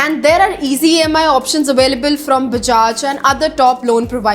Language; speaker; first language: English; non-native, local second language; Hindi